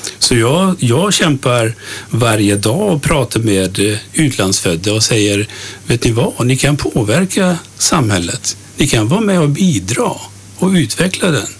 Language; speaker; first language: Swedish; early bilingual, other home language; Turkish